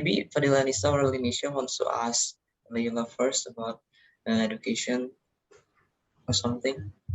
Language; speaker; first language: English; non-native, learner; Indonesian